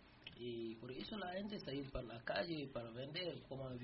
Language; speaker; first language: Spanish; non-native, learner; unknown